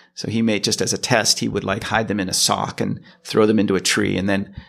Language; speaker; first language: English; native; English